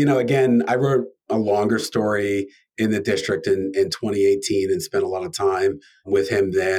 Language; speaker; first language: English; native; English